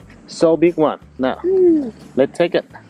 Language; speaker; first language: English; non-native, fluent; Vietnamese